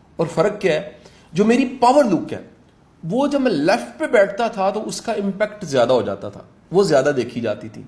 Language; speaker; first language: Urdu; non-native, local second language; Punjabi